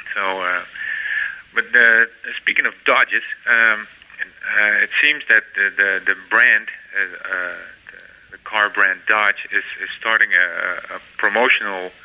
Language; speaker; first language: English; non-native, fluent; Dutch